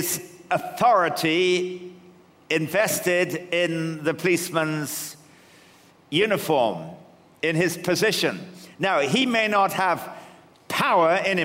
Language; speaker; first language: English; native; English